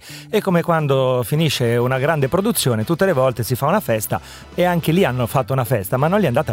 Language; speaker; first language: Italian; native; Italian